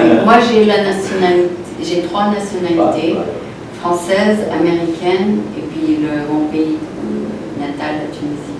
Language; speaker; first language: French; non-native, local second language; Arabic